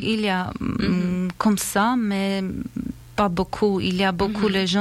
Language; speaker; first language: French; non-native, learner; Armenian